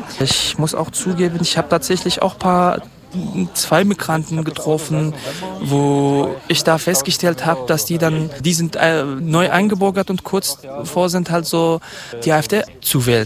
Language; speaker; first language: German; non-native, fluent; Kurdish